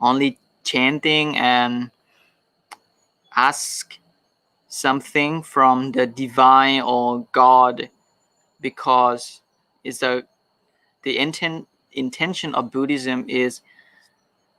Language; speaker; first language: English; non-native, fluent; Thai